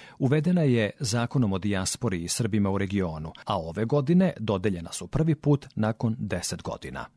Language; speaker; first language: Serbian; native; Serbian